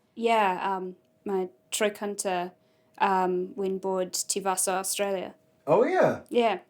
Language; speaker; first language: Welsh; non-native, learner; English